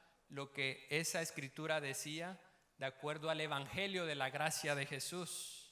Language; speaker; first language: Spanish; native; Spanish